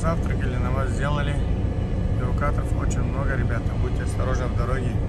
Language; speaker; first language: Russian; non-native, fluent; Tajik